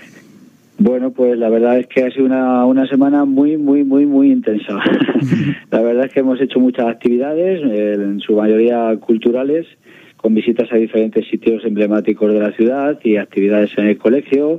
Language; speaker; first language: Spanish; native; Spanish